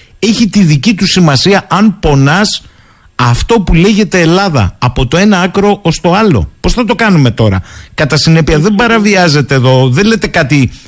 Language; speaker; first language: Greek; native; Greek